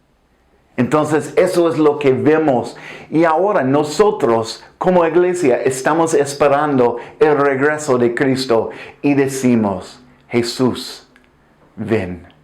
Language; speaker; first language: Spanish; non-native, fluent; English